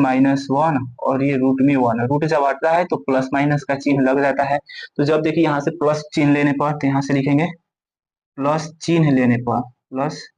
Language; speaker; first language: Hindi; native; Hindi